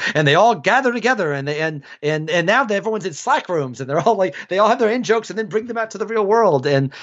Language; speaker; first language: English; native; English